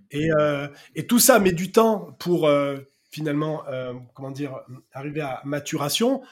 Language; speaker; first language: French; native; French